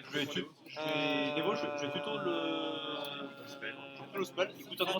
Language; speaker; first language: French; native; French